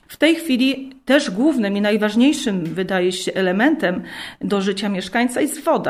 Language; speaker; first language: Polish; native; Polish